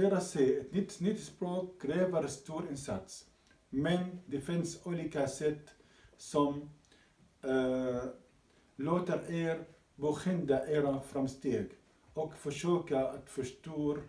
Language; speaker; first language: Swedish; non-native, learner; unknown